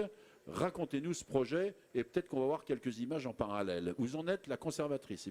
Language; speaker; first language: French; native; French